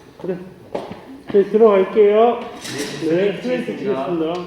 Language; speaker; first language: Korean; native; Korean